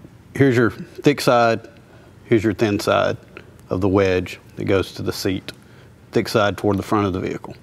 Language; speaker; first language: English; native; English